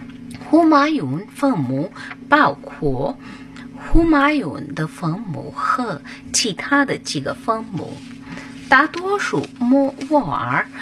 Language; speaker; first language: Chinese; non-native, fluent; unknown